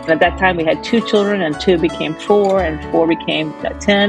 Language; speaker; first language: English; native; English